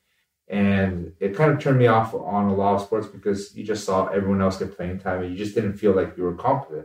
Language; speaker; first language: English; native; English